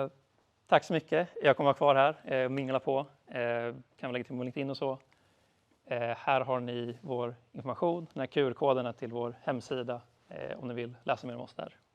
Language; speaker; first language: Swedish; native; Swedish